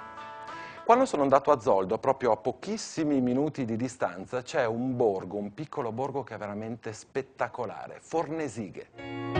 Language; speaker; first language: Italian; native; Italian